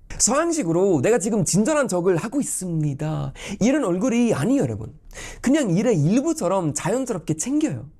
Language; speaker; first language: Korean; non-native, fluent; Swedish